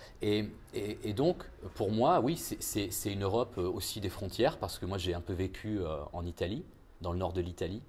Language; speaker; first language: French; native; French